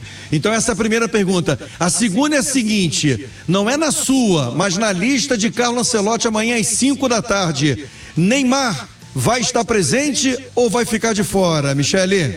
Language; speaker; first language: Portuguese; native; Portuguese